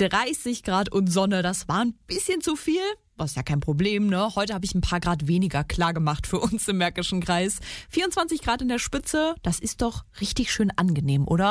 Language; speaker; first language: German; native; German